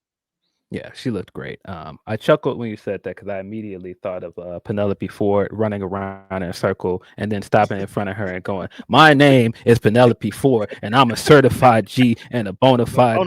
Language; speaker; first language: English; native; English